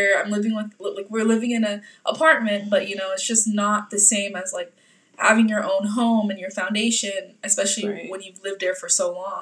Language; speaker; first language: English; native; English